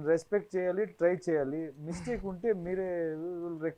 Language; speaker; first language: Telugu; non-native, learner; Kannada